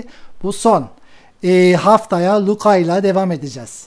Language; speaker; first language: Turkish; non-native, fluent; English